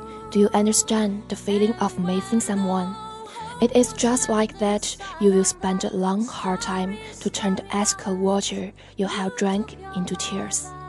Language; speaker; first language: English; non-native, fluent; Chinese